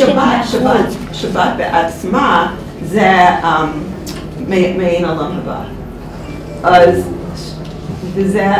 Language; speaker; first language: Hebrew; non-native, fluent; English